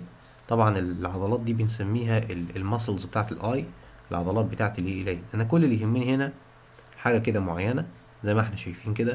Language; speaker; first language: Arabic; native; Arabic